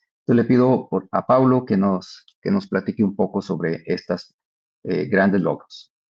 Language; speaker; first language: Spanish; native; Spanish